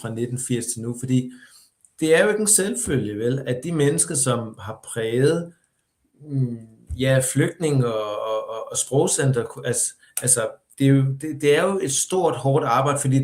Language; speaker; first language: Danish; native; Danish